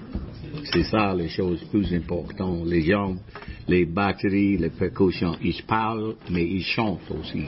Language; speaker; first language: French; non-native, fluent; English